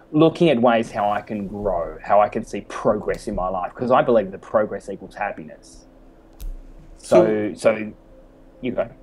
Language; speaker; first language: English; native; English